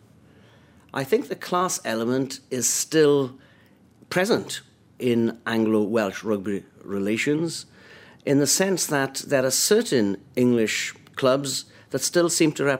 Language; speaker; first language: English; native; English